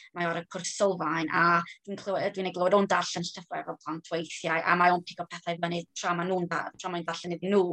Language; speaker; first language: Welsh; non-native, local second language; English